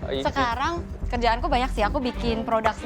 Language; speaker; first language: Indonesian; native; Indonesian